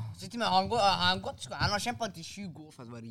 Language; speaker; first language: Swedish; early bilingual, other home language; Arabic